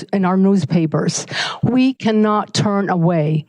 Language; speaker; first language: English; early bilingual, other home language; Arabic